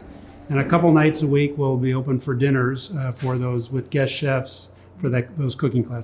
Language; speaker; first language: English; native; English